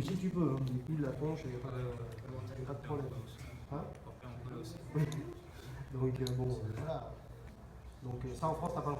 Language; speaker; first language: French; native; French